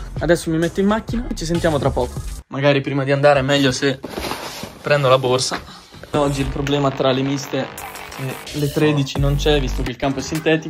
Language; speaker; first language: Italian; native; Italian